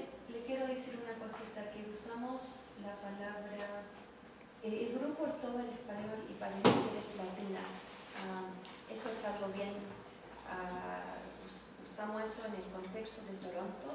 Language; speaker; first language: Spanish; early bilingual, heritage; Spanish